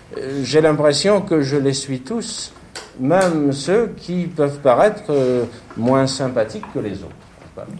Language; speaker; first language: French; native; French